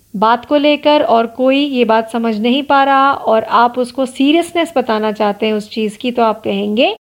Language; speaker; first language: Hindi; non-native, local second language; Marathi